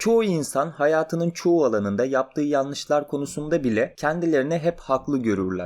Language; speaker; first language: Turkish; native; Turkish